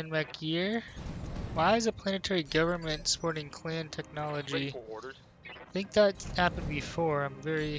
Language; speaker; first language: English; native; English